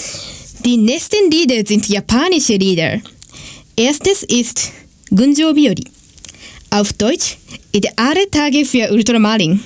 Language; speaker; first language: German; non-native, learner; Japanese